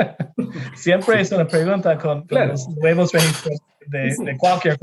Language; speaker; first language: Spanish; non-native, fluent; English